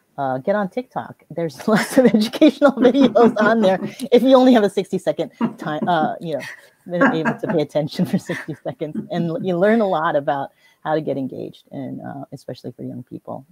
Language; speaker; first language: English; native; English